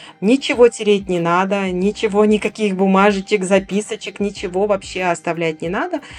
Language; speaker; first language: Russian; native; Russian